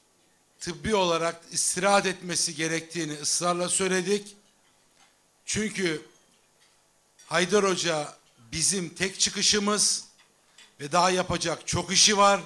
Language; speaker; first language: Turkish; native; Turkish